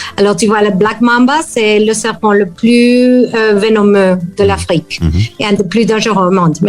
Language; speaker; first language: French; non-native, fluent; Spanish